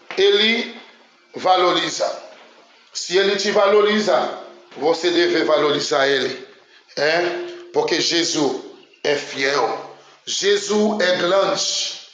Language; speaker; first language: Portuguese; non-native, learner; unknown